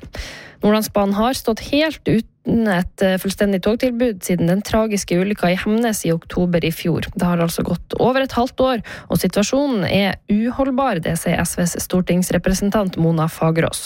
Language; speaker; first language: Norwegian; native; Norwegian